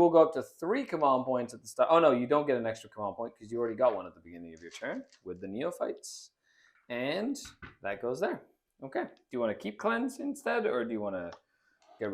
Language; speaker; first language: English; native; English